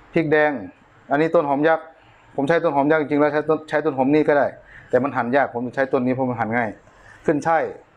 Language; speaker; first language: Thai; native; Thai